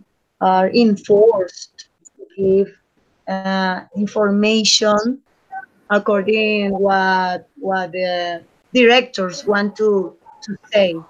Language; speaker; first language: English; non-native, learner; Spanish